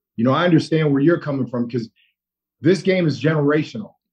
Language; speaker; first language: English; native; English